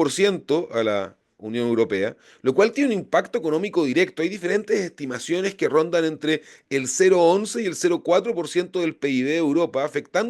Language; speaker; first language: Spanish; native; Spanish